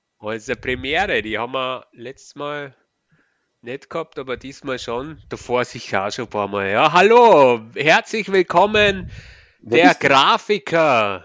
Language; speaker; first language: German; native; German